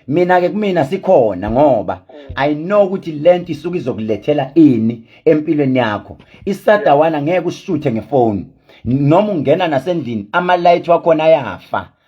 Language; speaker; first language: Zulu; native; Zulu